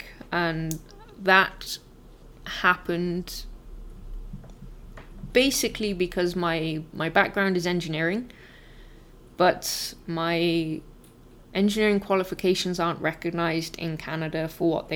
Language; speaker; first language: English; native; English